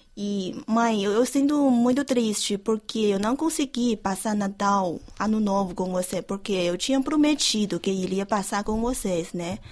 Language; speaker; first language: Portuguese; non-native, fluent; Chinese